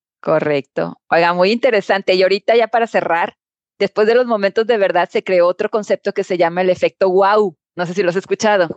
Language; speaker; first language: Spanish; native; Spanish